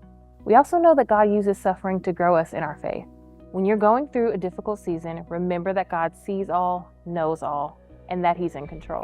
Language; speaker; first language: English; native; English